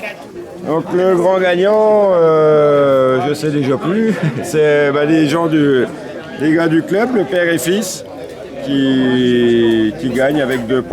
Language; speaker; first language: French; native; French